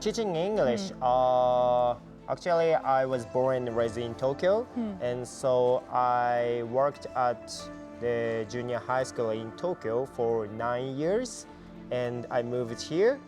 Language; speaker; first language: English; non-native, fluent; Japanese